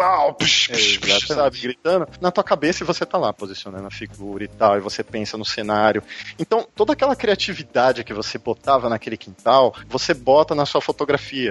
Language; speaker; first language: Portuguese; native; Portuguese